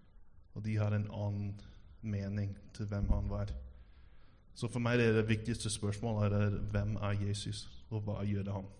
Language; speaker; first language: Norwegian; non-native, fluent; English